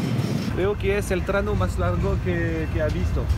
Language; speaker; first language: Spanish; non-native, learner; French